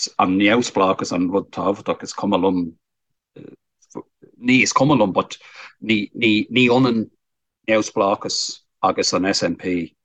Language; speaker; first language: Irish; non-native, fluent; English